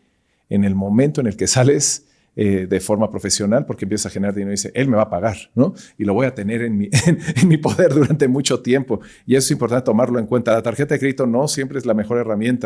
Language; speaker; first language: Spanish; native; Spanish